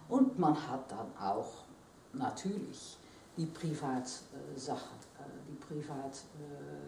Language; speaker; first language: German; non-native, fluent; Dutch